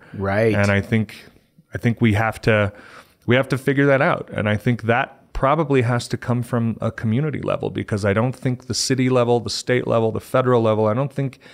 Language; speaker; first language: English; native; English